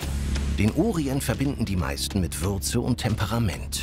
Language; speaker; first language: German; native; German